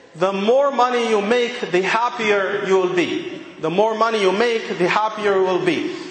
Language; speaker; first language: English; non-native, fluent; Arabic